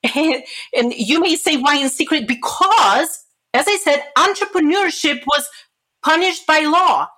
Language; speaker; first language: English; non-native, fluent; Bulgarian